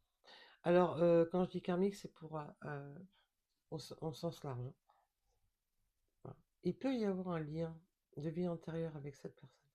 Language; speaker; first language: French; native; French